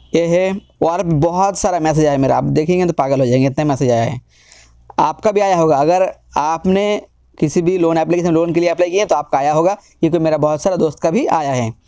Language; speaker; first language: Hindi; non-native, local second language; Bangla